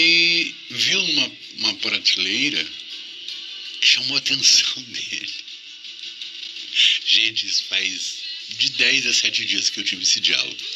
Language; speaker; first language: Portuguese; native; Portuguese